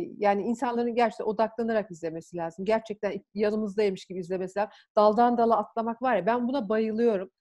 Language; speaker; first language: Turkish; native; Turkish